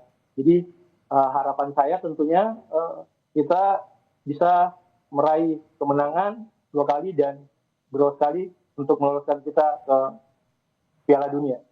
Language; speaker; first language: Indonesian; native; Indonesian